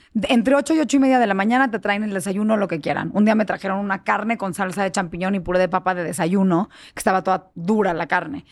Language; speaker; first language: Spanish; early bilingual, heritage; Spanish